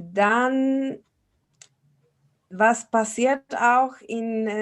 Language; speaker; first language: German; non-native, fluent; Spanish